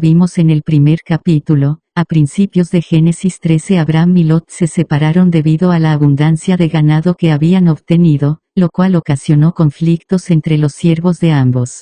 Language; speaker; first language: Spanish; native; Spanish